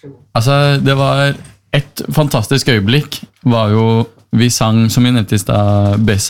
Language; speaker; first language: Norwegian; native; Norwegian